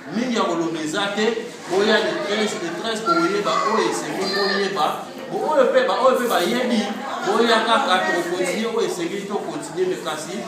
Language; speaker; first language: Lingala; non-native, local second language; Kongo